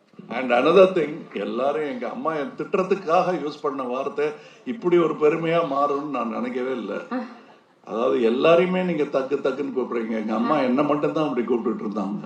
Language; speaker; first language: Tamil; native; Tamil